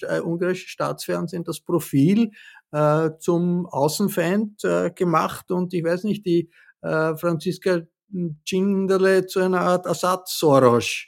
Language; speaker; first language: German; native; German